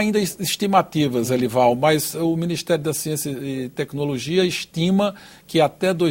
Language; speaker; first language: Portuguese; native; Portuguese